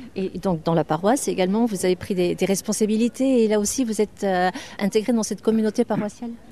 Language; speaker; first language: French; native; French